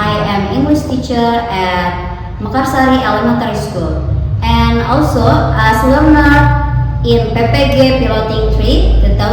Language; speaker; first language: English; non-native, learner; Indonesian